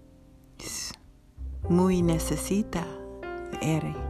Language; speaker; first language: Spanish; non-native, learner; English